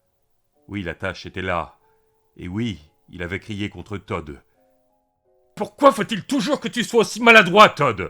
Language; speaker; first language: French; native; French